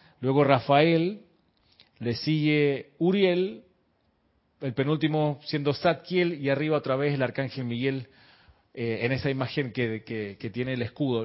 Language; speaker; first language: Spanish; native; Spanish